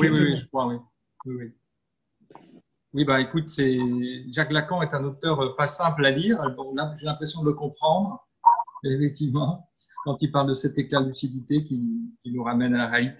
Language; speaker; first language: French; native; French